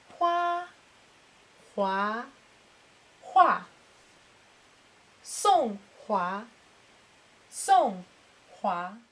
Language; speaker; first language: Chinese; non-native, learner; English